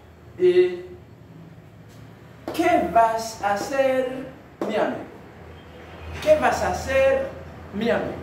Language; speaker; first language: Spanish; non-native, learner; Haitian Creole